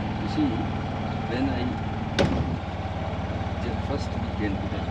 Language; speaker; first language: English; non-native, learner; Hindi